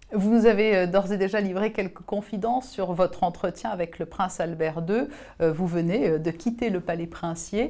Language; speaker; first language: French; native; French